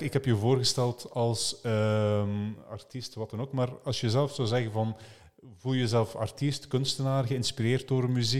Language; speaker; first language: Dutch; native; Dutch